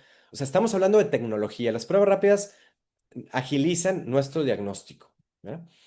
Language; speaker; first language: Spanish; native; Spanish